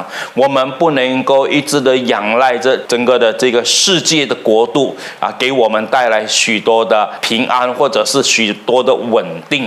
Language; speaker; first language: Chinese; native; Chinese